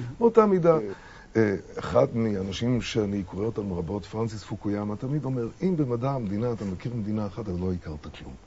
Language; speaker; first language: Hebrew; non-native, fluent; German